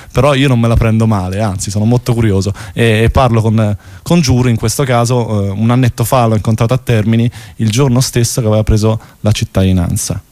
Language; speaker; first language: Italian; native; Italian